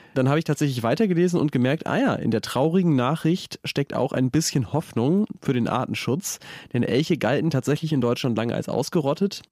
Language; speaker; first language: German; native; German